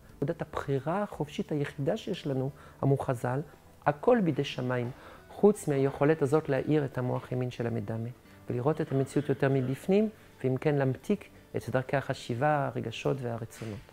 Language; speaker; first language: Hebrew; non-native, fluent; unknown